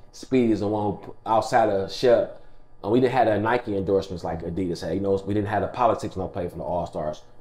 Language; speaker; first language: English; native; English